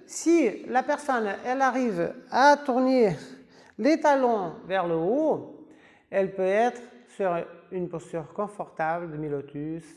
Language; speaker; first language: French; non-native, fluent; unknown